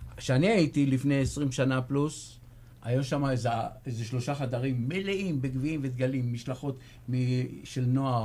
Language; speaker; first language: Hebrew; early bilingual, other home language; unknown